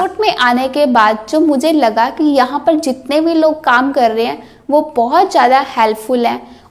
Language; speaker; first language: Hindi; native; Hindi